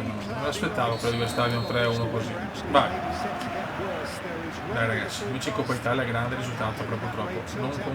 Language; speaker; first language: Italian; native; Italian